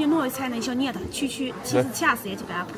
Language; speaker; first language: Russian; non-native, learner; Chinese